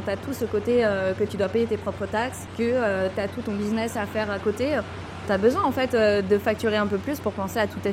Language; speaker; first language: French; native; French